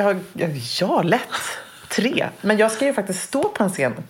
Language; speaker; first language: Swedish; native; Swedish